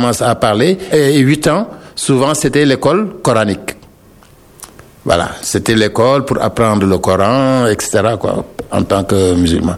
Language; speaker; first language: French; non-native, local second language; Wolof